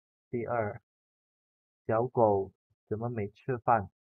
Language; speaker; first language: Chinese; non-native, fluent; Indonesian